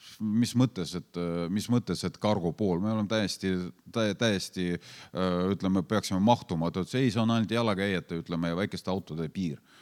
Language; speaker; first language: Estonian; non-native, fluent; Lithuanian